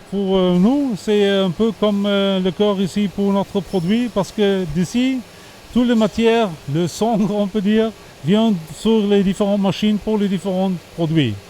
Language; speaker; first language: French; non-native, fluent; German